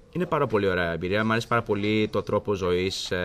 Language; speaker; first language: Greek; early bilingual, heritage; Greek